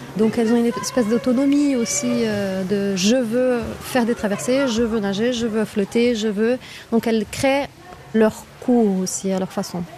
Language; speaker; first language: French; non-native, fluent; Portuguese